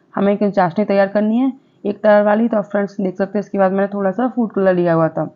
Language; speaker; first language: Hindi; non-native, local second language; Gujarati